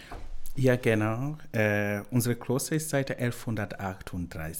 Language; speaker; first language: German; non-native, learner; Swahili